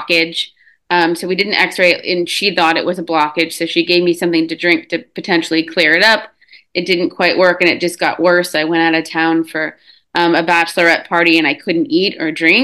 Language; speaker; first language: English; native; English